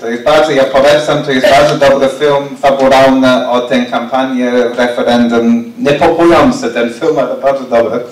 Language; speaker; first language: Polish; non-native, learner; English